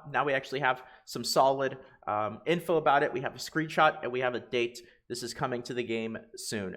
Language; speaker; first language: English; native; English